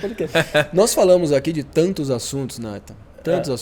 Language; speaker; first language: Portuguese; native; Portuguese